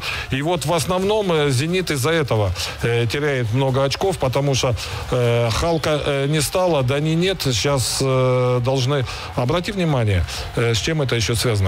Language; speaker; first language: Russian; native; Russian